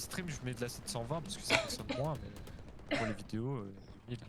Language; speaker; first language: French; native; French